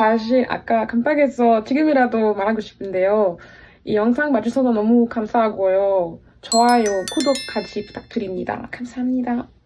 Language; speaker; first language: Korean; non-native, fluent; French